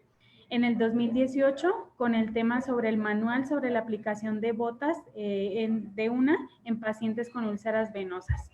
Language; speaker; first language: Spanish; native; Spanish